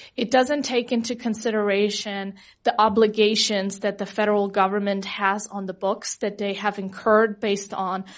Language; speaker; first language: English; non-native, fluent; German